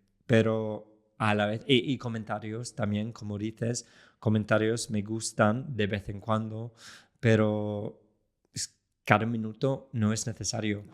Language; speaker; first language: Spanish; non-native, fluent; English